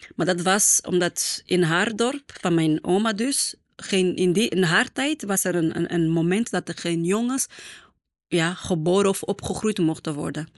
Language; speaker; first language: Dutch; non-native, fluent; Portuguese